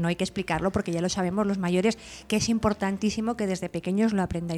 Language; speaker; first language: Spanish; native; Spanish